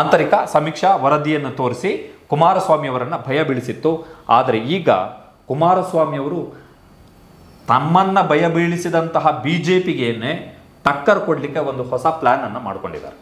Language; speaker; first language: Kannada; native; Kannada